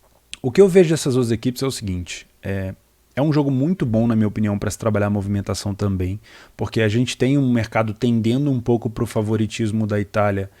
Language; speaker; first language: Portuguese; native; Portuguese